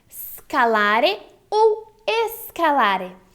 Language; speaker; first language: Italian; non-native, fluent; Portuguese